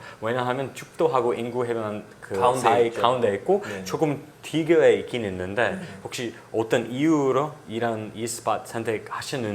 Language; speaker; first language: Korean; non-native, fluent; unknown